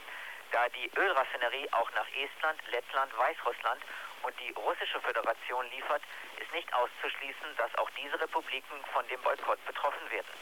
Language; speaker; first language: German; native; German